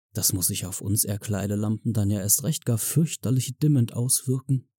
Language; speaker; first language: German; native; German